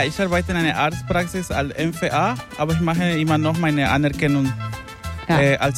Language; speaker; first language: German; non-native, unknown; Spanish